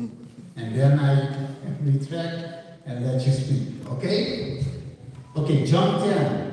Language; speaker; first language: English; non-native, fluent; Dutch